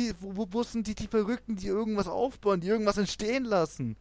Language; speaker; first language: German; native; German